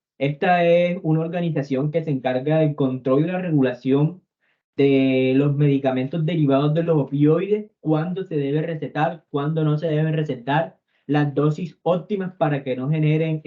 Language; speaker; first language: Spanish; native; Spanish